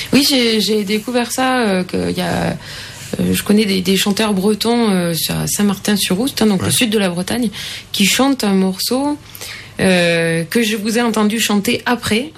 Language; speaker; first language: French; native; French